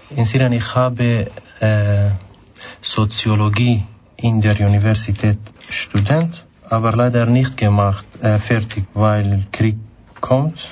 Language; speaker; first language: German; non-native, learner; Kurdish